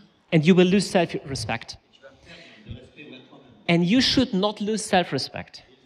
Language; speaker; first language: English; non-native, fluent; German